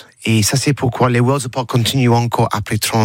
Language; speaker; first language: French; non-native, learner; English